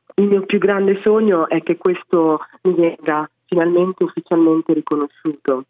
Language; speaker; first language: Italian; early bilingual, other home language; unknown